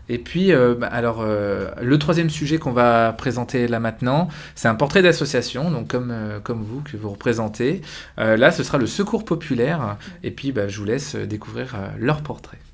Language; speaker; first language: French; native; French